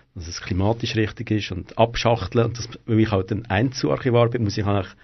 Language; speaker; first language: German; native; German